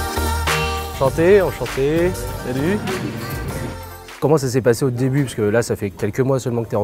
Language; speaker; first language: French; native; French